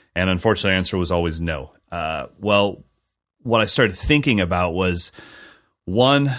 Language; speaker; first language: English; native; English